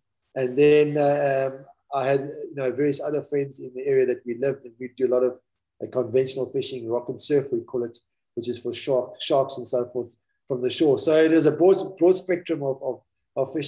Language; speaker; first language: English; native; English